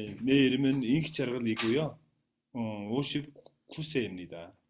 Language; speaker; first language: Korean; non-native, fluent; Mongolian